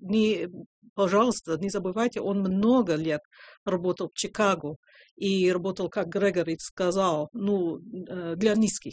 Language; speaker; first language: Russian; non-native, fluent; English